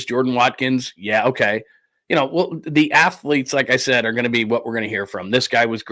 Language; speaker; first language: English; native; English